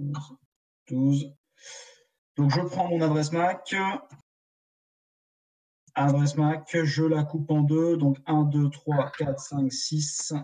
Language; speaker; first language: French; native; French